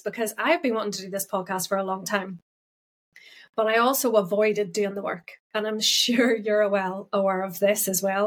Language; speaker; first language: English; native; English